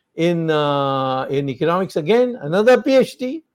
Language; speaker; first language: English; non-native, local second language; Tamil